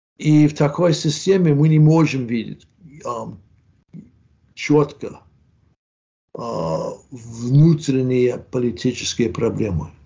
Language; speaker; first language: Russian; non-native, fluent; English